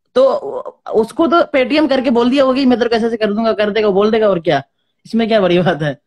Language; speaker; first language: Hindi; native; Hindi